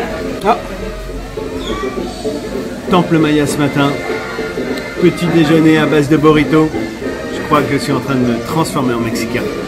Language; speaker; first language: French; native; French